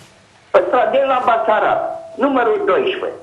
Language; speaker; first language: Romanian; non-native, local second language; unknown